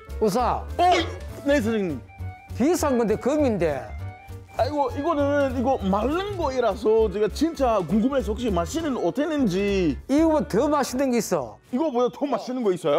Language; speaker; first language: Korean; non-native, fluent; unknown